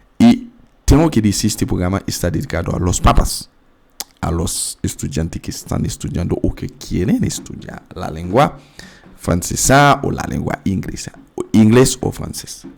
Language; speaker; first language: Spanish; non-native, fluent; French